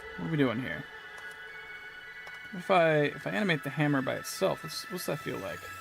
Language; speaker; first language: English; native; English